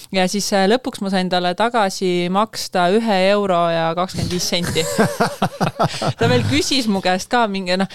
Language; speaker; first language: Estonian; native; Estonian